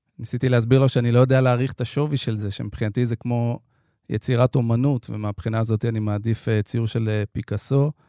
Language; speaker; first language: Hebrew; native; Hebrew